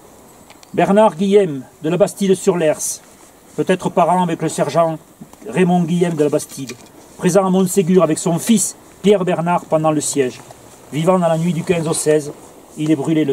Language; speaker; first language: French; native; French